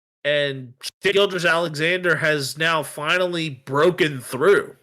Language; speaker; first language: English; native; English